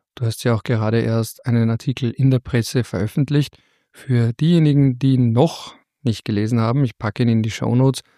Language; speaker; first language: German; native; German